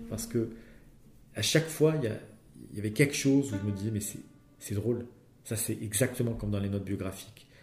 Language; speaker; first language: French; non-native, local second language; Arabic